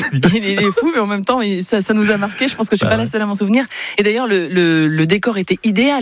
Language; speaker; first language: French; native; French